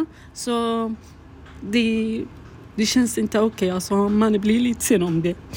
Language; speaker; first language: Swedish; non-native, learner; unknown